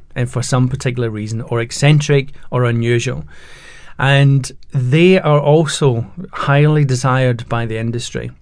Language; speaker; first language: English; native; English